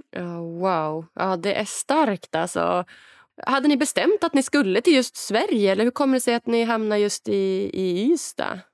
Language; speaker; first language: Swedish; native; Swedish